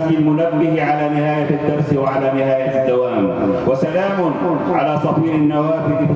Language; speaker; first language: Arabic; native; Arabic